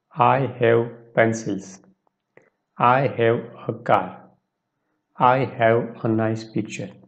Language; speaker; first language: English; non-native, local second language; Gujarati